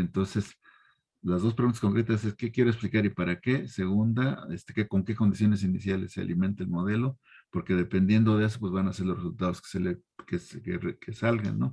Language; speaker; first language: Spanish; native; Spanish